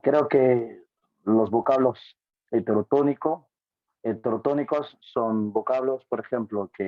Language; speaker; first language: Spanish; non-native, fluent; Portuguese